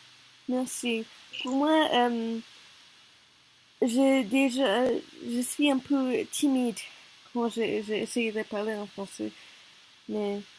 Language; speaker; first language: French; non-native, learner; Korean